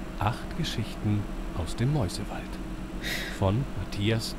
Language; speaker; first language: German; native; German